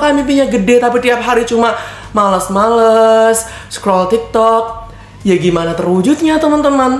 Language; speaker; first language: Indonesian; native; Indonesian